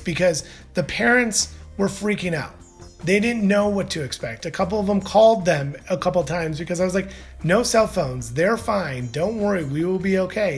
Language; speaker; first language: English; native; English